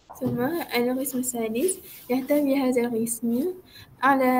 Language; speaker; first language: Arabic; non-native, learner; Malay